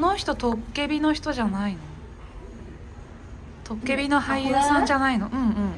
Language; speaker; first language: Japanese; native; Japanese